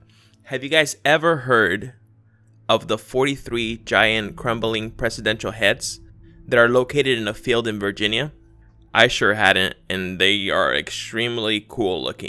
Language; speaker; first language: English; native; English